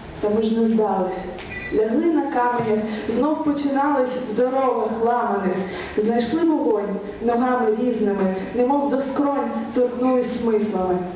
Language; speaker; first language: Ukrainian; native; Ukrainian